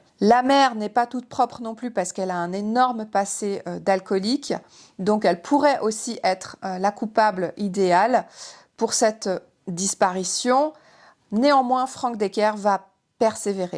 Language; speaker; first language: French; native; French